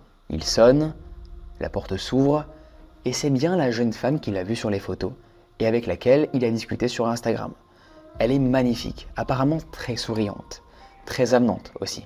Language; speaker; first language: French; native; French